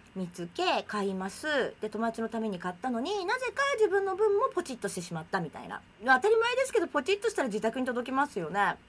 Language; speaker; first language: Japanese; native; Japanese